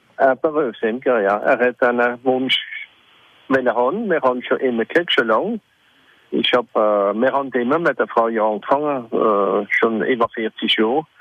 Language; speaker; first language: German; non-native, local second language; French